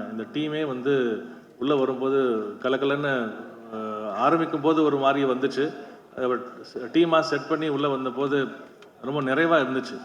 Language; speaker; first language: Tamil; native; Tamil